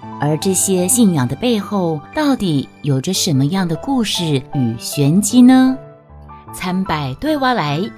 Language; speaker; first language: Chinese; native; Chinese